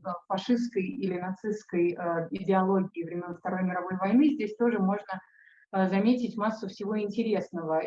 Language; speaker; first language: Russian; native; Russian